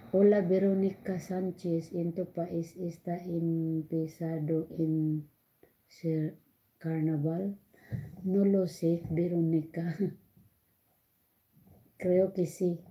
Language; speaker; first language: Spanish; non-native, learner; Filipino